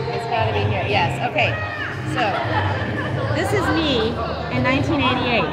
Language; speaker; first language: English; native; English